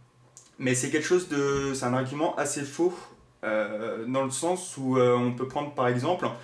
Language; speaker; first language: French; native; French